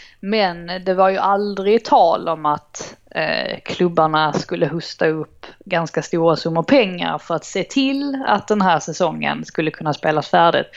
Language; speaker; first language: Swedish; native; Swedish